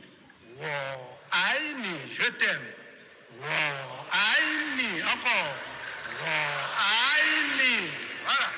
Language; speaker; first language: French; non-native, local second language; Haitian Creole